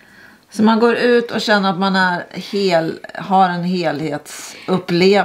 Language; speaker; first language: Swedish; native; Swedish